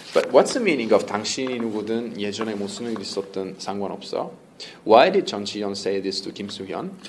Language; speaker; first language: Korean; non-native, learner; Italian